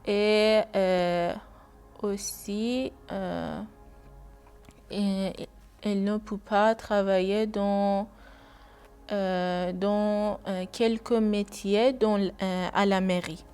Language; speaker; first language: French; non-native, learner; Persian